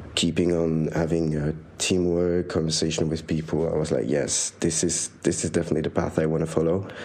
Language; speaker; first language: English; non-native, fluent; French